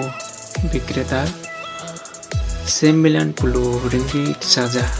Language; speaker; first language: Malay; non-native, learner; Nepali